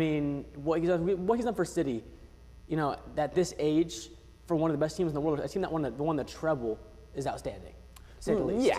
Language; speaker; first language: English; native; English